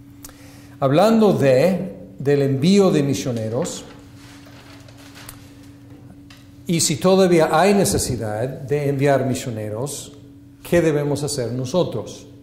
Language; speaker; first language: Spanish; non-native, fluent; English